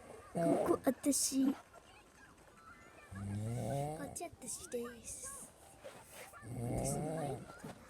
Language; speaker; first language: Japanese; non-native, learner; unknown